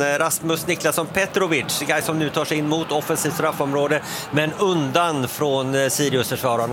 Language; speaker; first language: Swedish; native; Swedish